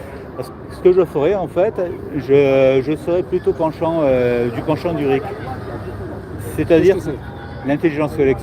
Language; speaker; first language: French; native; French